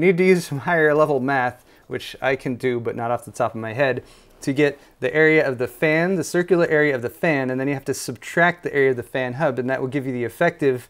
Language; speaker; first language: English; native; English